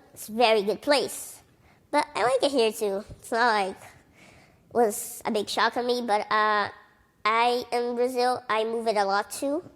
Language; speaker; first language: English; early bilingual, other home language; Portuguese